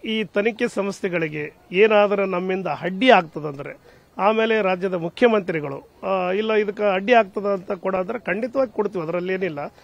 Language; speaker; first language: Kannada; native; Kannada